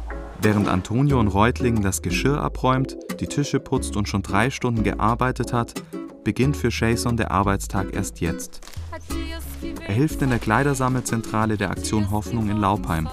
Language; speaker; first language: German; native; German